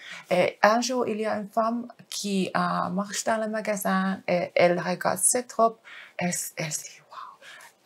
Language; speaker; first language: French; non-native, fluent; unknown